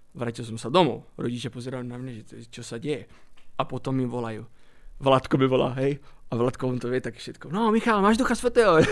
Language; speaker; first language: Slovak; native; Slovak